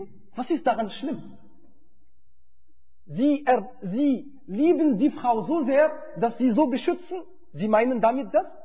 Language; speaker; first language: German; non-native, fluent; Arabic